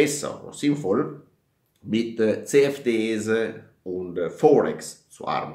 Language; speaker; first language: German; non-native, fluent; Italian